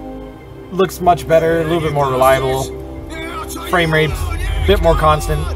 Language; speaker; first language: English; native; English